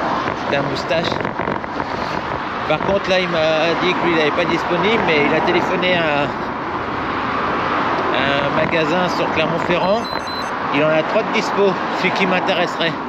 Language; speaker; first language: French; native; French